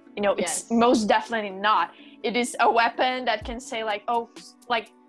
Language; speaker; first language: English; non-native, fluent; Portuguese